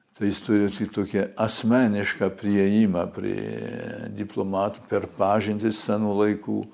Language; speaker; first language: Lithuanian; early bilingual, heritage; Lithuanian